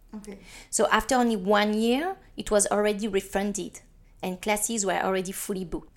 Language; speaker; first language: English; non-native, fluent; French